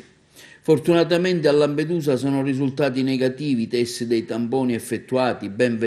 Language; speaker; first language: Italian; native; Italian